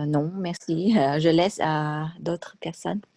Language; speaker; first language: French; non-native, learner; Vietnamese